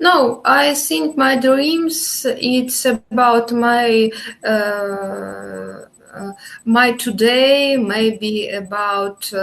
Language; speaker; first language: English; non-native, learner; Russian